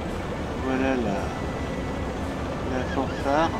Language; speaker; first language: French; native; French